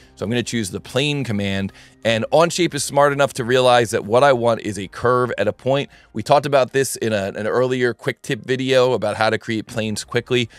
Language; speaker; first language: English; native; English